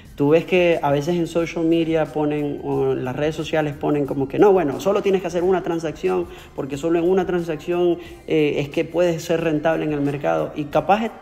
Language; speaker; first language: Spanish; native; Spanish